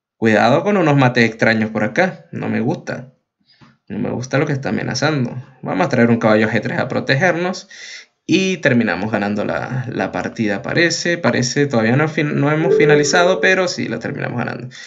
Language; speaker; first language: Spanish; native; Spanish